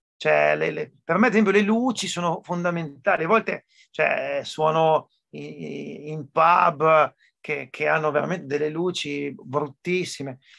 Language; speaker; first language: Italian; native; Italian